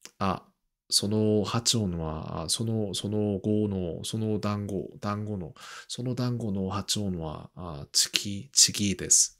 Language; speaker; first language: Japanese; non-native, learner; Korean